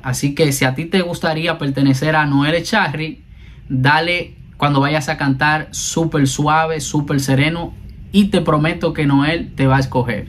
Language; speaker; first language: Spanish; native; Spanish